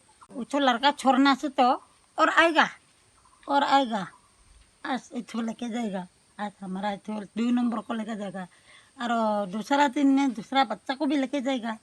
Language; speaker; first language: Hindi; non-native, local second language; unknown